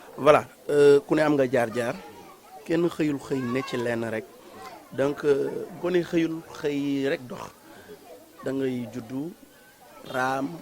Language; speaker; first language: Wolof; native; Wolof